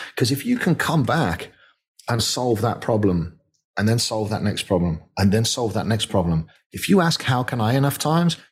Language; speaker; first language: English; native; English